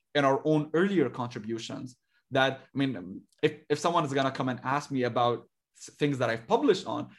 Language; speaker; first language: English; non-native, fluent; Arabic